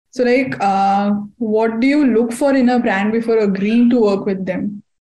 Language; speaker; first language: English; non-native, local second language; Hindi